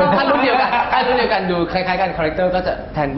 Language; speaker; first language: Thai; native; Thai